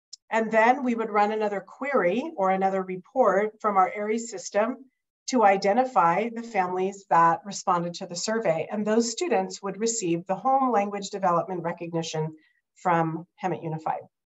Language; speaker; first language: English; native; English